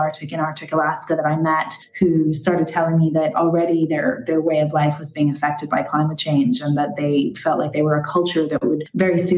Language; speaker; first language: English; native; English